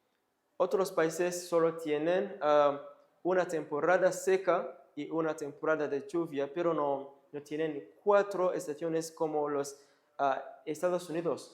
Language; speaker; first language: Spanish; non-native, fluent; Kinyarwanda